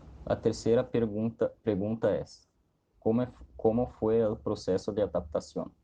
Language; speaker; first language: Spanish; non-native, learner; Portuguese